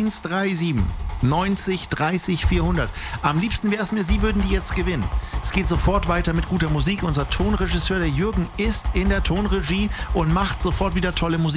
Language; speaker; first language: German; native; German